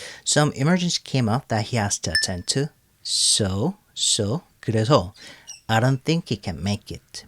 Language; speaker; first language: English; non-native, fluent; Korean